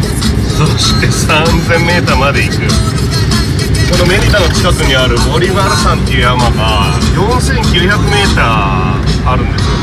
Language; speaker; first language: Japanese; native; Japanese